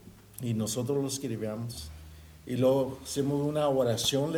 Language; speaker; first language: Spanish; early bilingual, heritage; Spanish